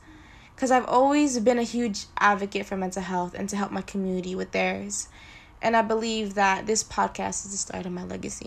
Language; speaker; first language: English; native; English